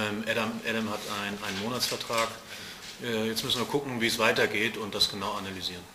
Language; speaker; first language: German; native; German